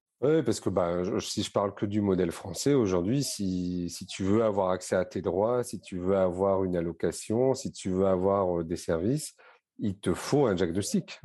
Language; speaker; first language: French; native; French